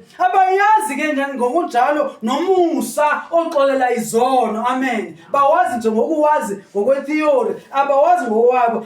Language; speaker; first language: Zulu; non-native, local second language; Xhosa